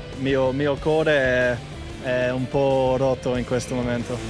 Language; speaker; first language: Italian; non-native, learner; English